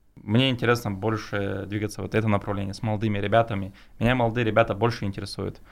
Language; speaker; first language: Russian; non-native, local second language; Chechen